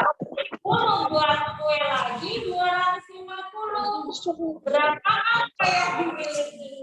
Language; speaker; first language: Indonesian; native; Indonesian